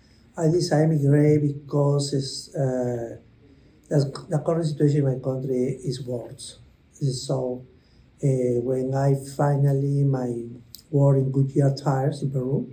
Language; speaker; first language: English; non-native, learner; Spanish